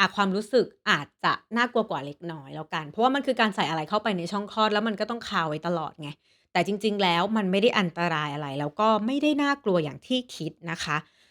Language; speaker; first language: Thai; native; Thai